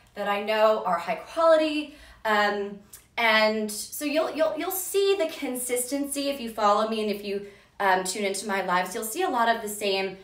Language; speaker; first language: English; native; English